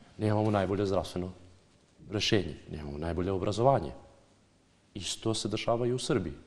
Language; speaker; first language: Bosnian; non-native, local second language; Albanian